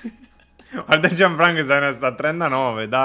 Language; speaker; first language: Italian; native; Italian